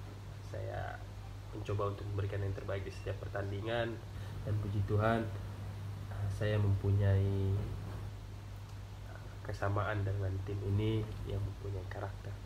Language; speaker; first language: Indonesian; non-native, local second language; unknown